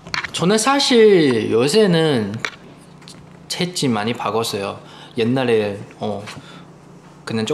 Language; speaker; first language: Korean; non-native, fluent; Chinese